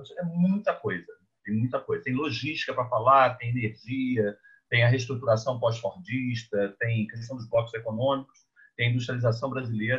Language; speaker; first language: Portuguese; native; Portuguese